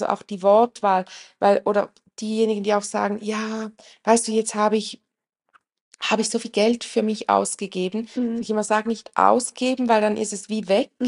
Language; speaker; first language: German; native; German